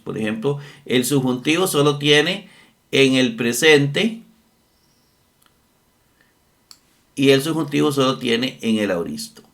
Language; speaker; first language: Spanish; native; Spanish